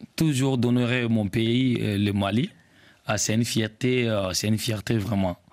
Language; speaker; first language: French; non-native, local second language; Bambara